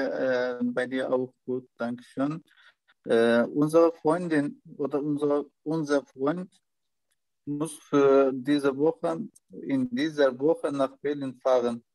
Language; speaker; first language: German; non-native, learner; Turkish